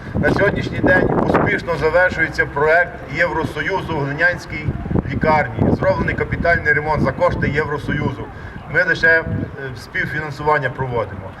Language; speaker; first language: Ukrainian; native; Ukrainian